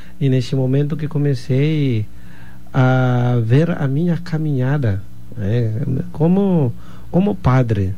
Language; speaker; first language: Portuguese; non-native, fluent; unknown